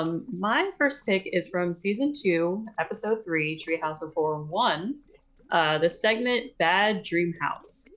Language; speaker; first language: English; native; English